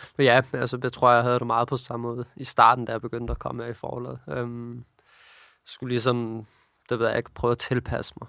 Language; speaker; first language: Danish; early bilingual, other home language; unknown